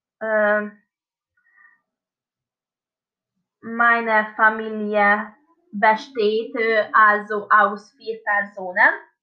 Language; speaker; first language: German; non-native, learner; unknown